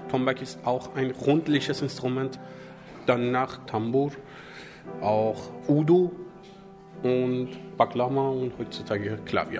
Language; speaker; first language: German; non-native, learner; Persian